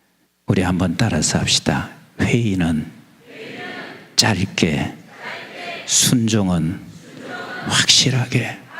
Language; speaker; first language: Korean; native; Korean